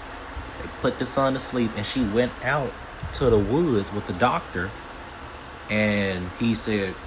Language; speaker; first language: English; native; English